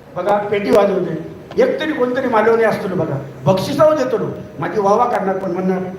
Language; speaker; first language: Marathi; non-native, local second language; Konkani